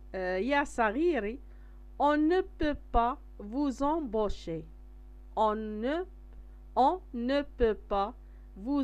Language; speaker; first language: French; non-native, local second language; Arabic